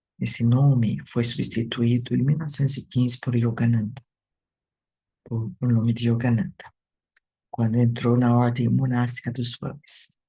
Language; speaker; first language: Portuguese; native; Portuguese